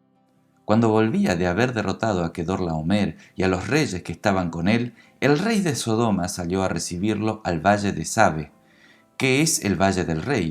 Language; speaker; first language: Spanish; native; Spanish